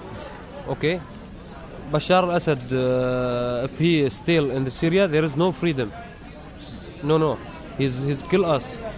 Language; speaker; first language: English; non-native, learner; Arabic